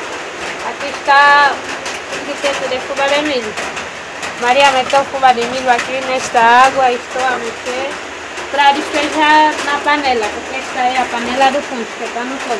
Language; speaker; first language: Portuguese; non-native, local second language; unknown